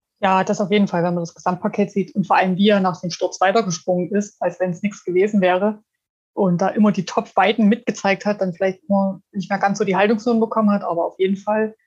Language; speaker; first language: German; native; German